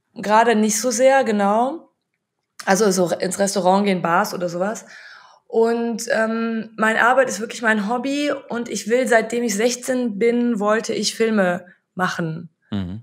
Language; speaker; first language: German; native; German